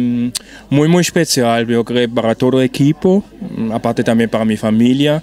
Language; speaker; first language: Spanish; non-native, fluent; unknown